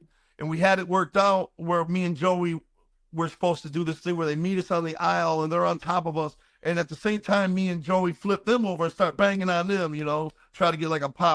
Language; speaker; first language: English; native; English